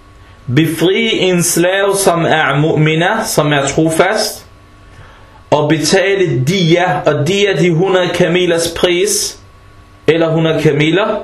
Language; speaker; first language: Danish; non-native, fluent; Arabic